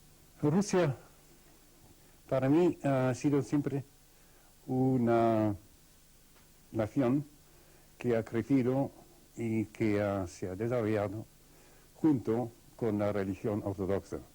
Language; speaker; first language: Spanish; non-native, fluent; Russian